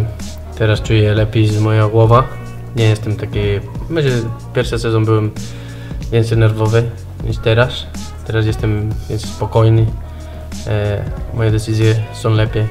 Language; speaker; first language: Polish; non-native, learner; Spanish